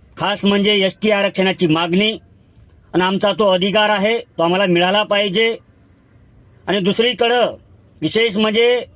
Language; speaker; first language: Marathi; non-native, local second language; Lambadi